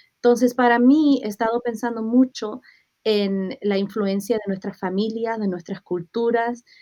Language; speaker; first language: Spanish; early bilingual, heritage; Spanish